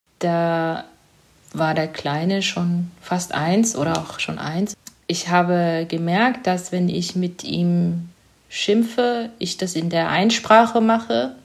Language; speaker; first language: German; early bilingual, other home language; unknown